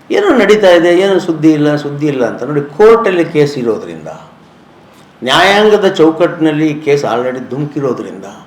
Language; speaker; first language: Kannada; native; Kannada